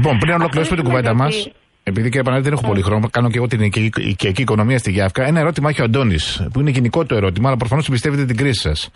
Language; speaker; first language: Greek; native; Greek